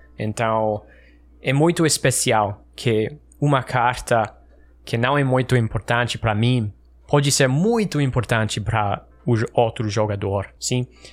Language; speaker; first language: Portuguese; non-native, learner; English